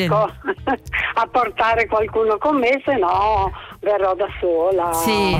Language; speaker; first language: Italian; native; Italian